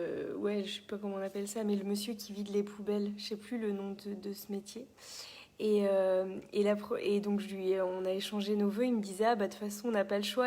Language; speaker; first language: French; native; French